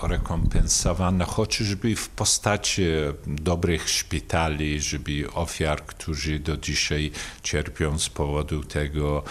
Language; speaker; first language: Polish; non-native, fluent; Kurdish